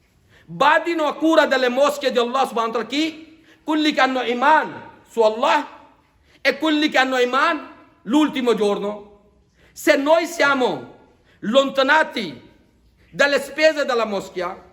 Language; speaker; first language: Italian; non-native, fluent; Urdu